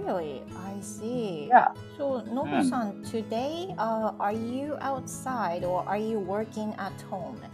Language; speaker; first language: English; non-native, fluent; Japanese